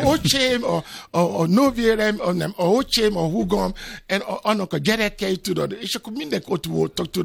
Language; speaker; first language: Hungarian; non-native, fluent; Yoruba